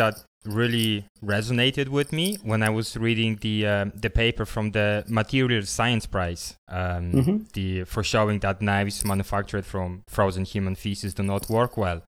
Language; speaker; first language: English; non-native, fluent; Polish